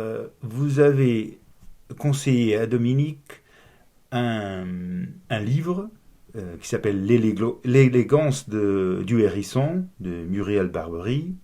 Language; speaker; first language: French; non-native, fluent; Portuguese